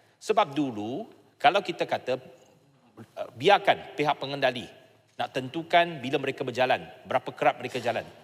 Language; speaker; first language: Malay; non-native, local second language; Chinese